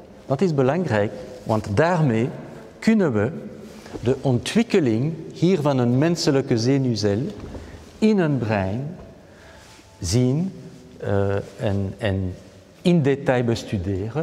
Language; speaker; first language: Dutch; non-native, fluent; French